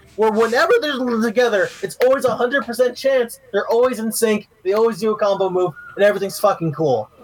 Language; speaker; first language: English; early bilingual, heritage; Spanish